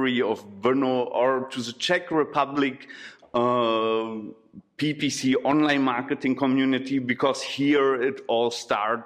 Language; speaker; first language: English; non-native, fluent; German